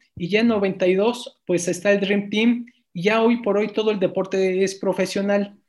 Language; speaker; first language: Spanish; native; Spanish